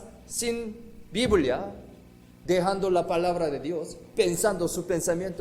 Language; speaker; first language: Spanish; non-native, fluent; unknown